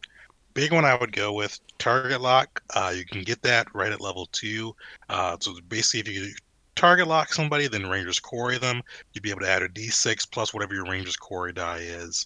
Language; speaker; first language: English; native; English